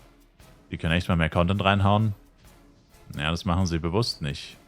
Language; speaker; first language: German; native; German